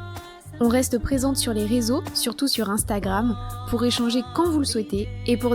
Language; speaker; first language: French; native; French